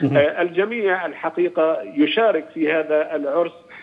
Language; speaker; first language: Arabic; non-native, fluent; Turkish